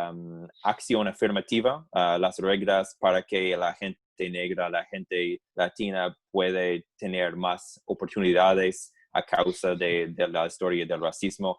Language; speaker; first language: Spanish; non-native, fluent; English